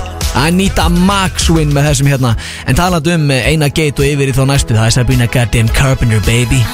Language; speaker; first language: Icelandic; native; Icelandic